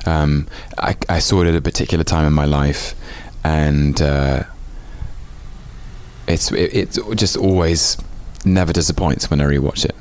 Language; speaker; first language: English; native; English